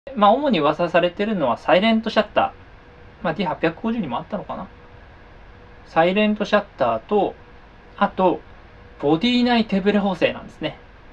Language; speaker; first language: Japanese; native; Japanese